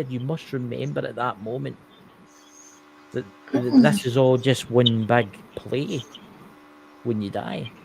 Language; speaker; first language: English; native; English